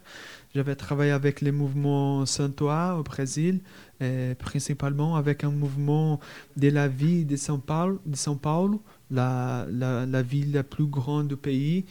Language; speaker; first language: French; non-native, fluent; Portuguese